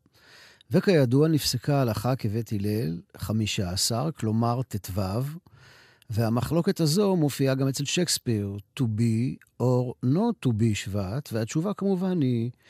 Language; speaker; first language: Hebrew; native; Hebrew